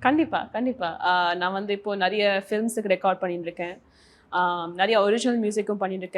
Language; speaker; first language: Tamil; early bilingual, heritage; Tamil